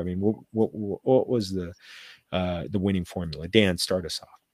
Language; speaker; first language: English; native; English